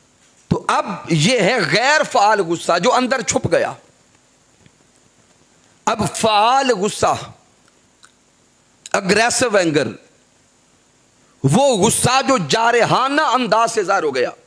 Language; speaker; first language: Urdu; native; Urdu